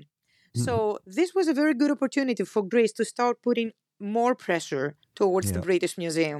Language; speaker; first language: English; non-native, fluent; Greek